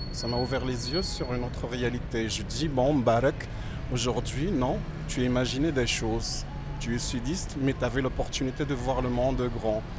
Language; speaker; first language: French; non-native, local second language; Berber languages